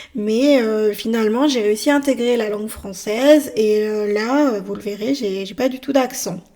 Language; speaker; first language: French; native; French